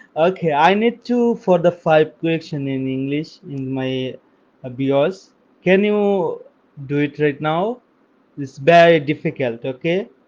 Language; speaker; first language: English; non-native, local second language; Sylheti